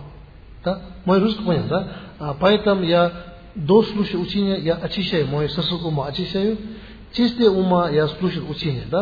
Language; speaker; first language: Russian; non-native, learner; Tibetan